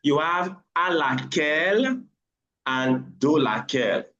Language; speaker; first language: French; non-native, learner; English